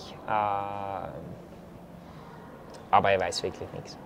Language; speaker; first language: German; non-native, fluent; Norwegian